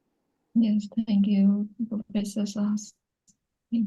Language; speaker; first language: English; non-native, learner; Vietnamese